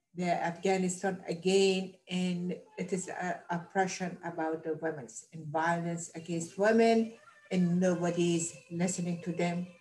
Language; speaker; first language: English; non-native, learner; Persian